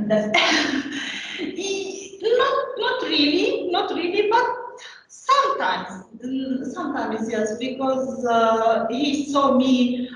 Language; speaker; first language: English; non-native, learner; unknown